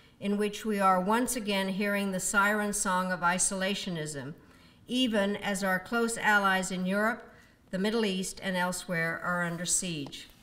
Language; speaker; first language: English; early bilingual, other home language; Czech